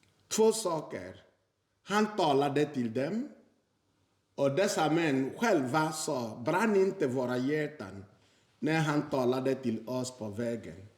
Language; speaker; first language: Swedish; non-native, fluent; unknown